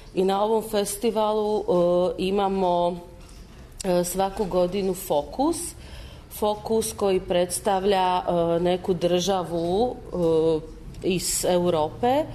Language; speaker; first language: Serbian; non-native, fluent; Slovak